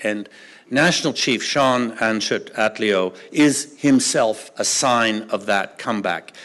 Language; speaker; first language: English; native; English